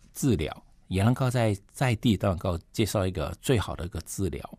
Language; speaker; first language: Chinese; non-native, fluent; Cantonese